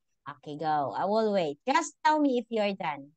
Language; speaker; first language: English; non-native, local second language; Filipino